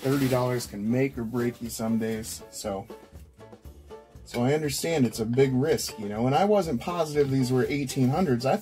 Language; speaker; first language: English; native; English